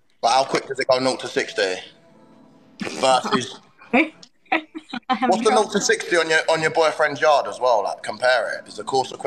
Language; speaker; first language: English; non-native, fluent; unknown